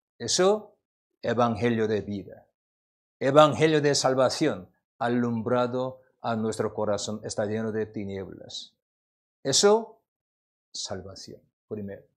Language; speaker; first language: Spanish; non-native, learner; Korean